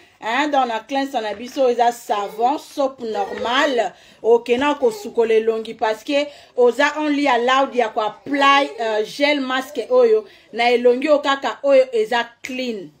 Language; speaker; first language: French; non-native, local second language; Lingala